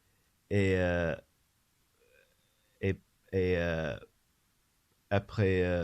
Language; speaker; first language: French; non-native, learner; English